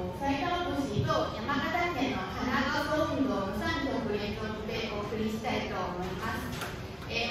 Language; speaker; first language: Japanese; non-native, fluent; Chinese